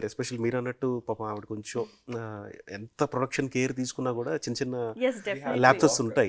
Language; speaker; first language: Telugu; native; Telugu